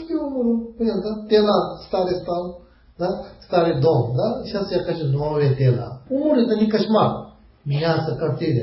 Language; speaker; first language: Russian; non-native, learner; Tibetan